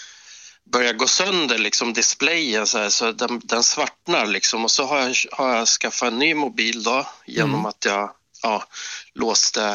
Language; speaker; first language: Swedish; native; Swedish